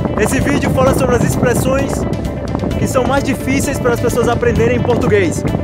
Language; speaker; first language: Portuguese; native; Portuguese